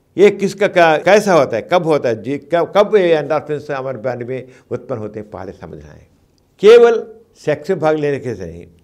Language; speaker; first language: Hindi; non-native, local second language; Telugu